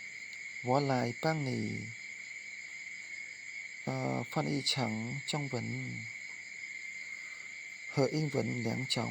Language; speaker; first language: Chinese; non-native, learner; Khmer